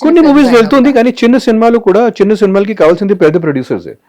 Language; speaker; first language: Telugu; non-native, fluent; Hindi